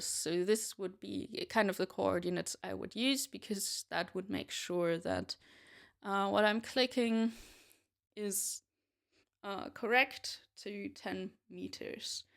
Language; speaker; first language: English; non-native, fluent; German